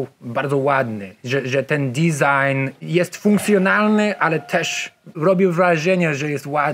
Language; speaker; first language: Polish; non-native, learner; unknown